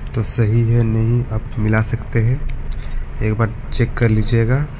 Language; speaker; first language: Hindi; native; Hindi